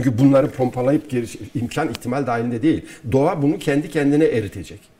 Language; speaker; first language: Turkish; native; Turkish